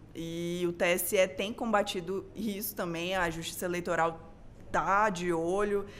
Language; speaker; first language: Portuguese; native; Portuguese